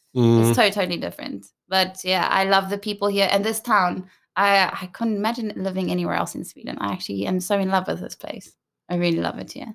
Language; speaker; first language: English; native; English